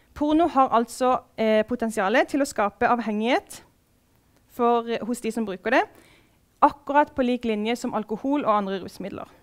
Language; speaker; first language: Norwegian; native; Norwegian